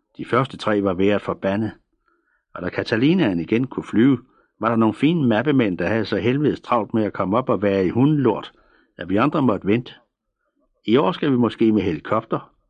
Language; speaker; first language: Danish; native; Danish